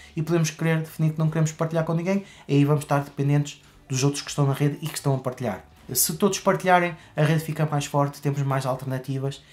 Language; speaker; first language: Portuguese; native; Portuguese